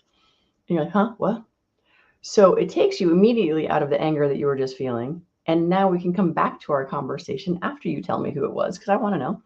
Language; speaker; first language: English; native; English